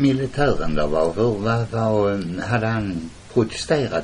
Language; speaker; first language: Swedish; non-native, fluent; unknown